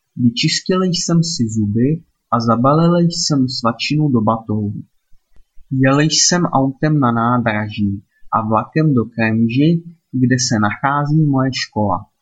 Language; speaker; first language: Czech; non-native, learner; German